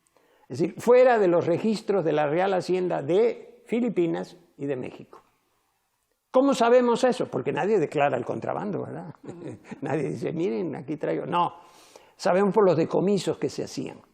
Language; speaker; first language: Spanish; native; Spanish